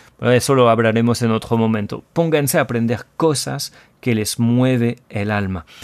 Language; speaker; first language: Spanish; non-native, fluent; French